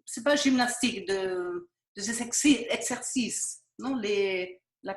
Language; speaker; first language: French; non-native, fluent; Spanish